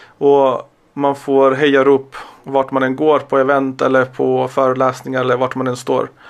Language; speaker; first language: Swedish; early bilingual, other home language; Serbian